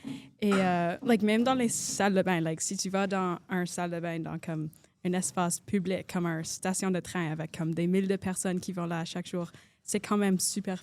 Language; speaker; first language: French; non-native, local second language; English